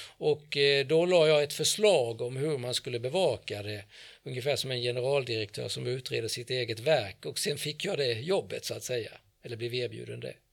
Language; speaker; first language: Swedish; native; Swedish